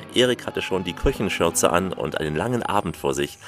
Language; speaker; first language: German; native; German